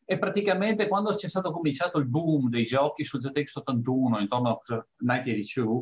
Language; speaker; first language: Italian; native; Italian